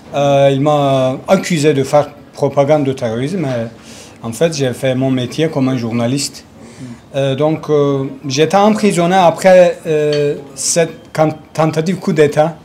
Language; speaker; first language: French; non-native, learner; Kurdish